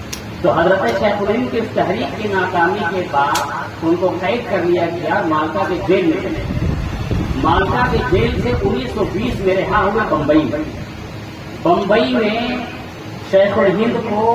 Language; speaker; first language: Urdu; native; Urdu